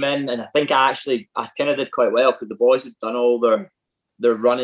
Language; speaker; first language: English; native; English